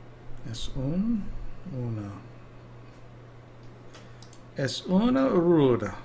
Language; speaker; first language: Spanish; non-native, learner; English